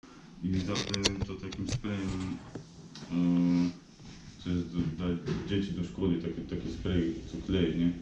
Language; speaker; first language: Polish; early bilingual, heritage; Polish